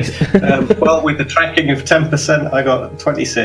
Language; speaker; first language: English; native; English